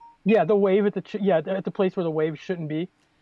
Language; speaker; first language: English; native; English